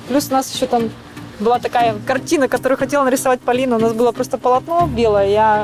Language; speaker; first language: Russian; native; Russian